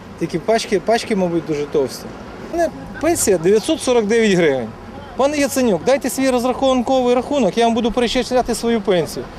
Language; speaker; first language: Ukrainian; native; Ukrainian